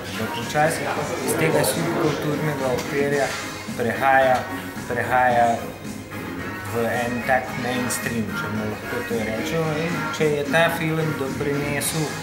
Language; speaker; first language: Slovenian; early bilingual, other home language; Bosnian